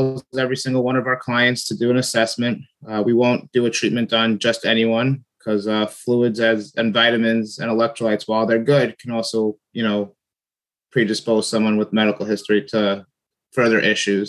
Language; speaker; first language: English; native; English